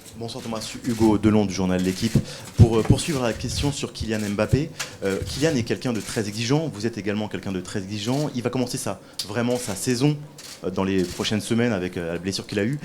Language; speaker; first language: French; native; French